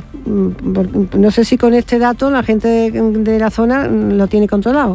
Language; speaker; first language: Spanish; native; Spanish